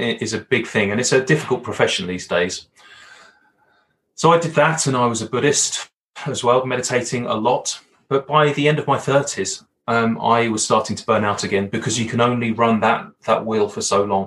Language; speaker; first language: English; native; English